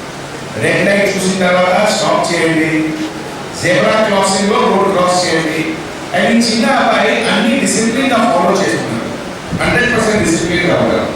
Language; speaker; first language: Telugu; non-native, fluent; Hindi